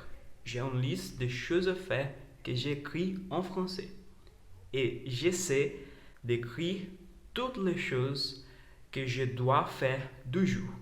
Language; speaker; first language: French; non-native, learner; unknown